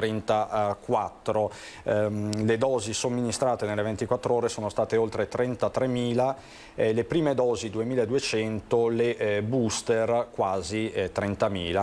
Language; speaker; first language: Italian; native; Italian